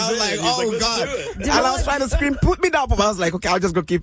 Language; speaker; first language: English; non-native, local second language; Yoruba